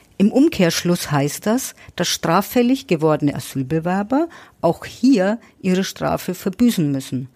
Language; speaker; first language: German; native; German